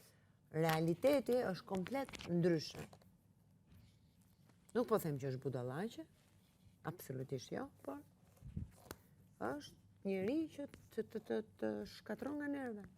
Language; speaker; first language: Albanian; native; Albanian